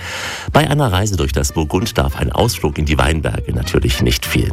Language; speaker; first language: German; native; German